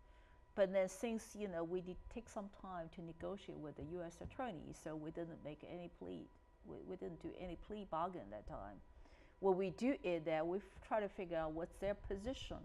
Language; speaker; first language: English; non-native, fluent; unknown